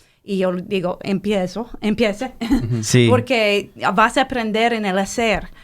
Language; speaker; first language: Spanish; non-native, fluent; English